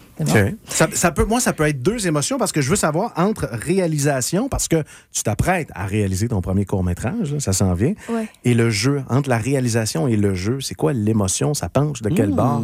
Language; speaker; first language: French; native; French